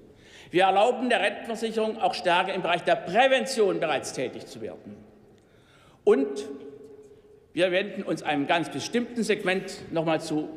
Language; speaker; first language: German; native; German